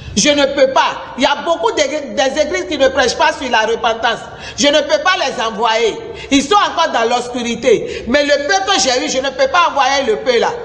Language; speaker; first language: French; non-native, local second language; Susu